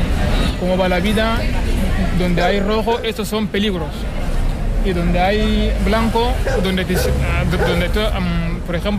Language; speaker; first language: Spanish; non-native, learner; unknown